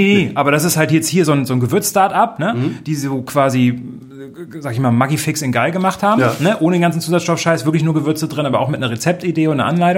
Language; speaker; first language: German; native; German